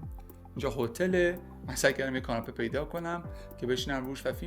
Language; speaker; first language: Persian; native; Persian